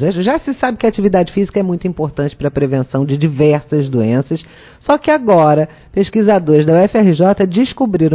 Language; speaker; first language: Portuguese; native; Portuguese